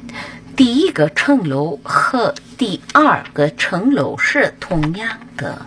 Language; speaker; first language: Chinese; non-native, fluent; Hindi